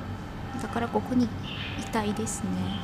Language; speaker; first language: Japanese; non-native, fluent; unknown